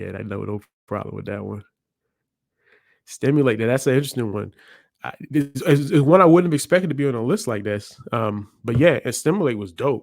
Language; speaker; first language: English; native; English